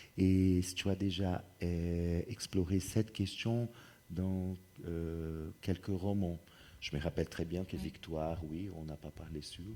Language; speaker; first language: French; non-native, fluent; Portuguese